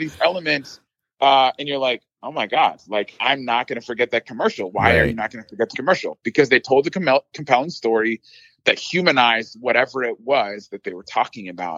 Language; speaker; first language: English; native; English